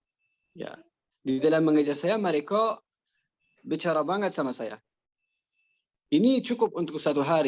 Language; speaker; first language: Indonesian; non-native, learner; Persian